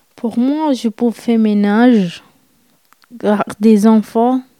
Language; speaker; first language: French; non-native, fluent; Romanian